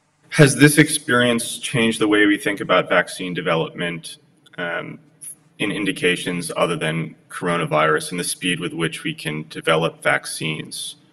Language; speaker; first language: English; early bilingual, other home language; Polish